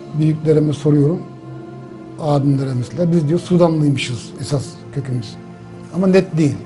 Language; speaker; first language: Turkish; native; Turkish